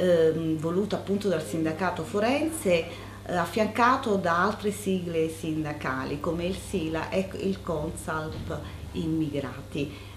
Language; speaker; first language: Italian; native; Italian